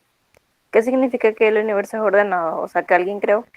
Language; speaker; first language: Spanish; native; Spanish